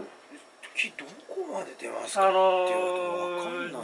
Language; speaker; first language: Japanese; native; Japanese